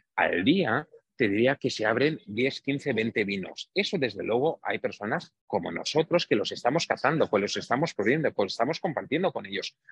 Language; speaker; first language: Spanish; non-native, fluent; Hungarian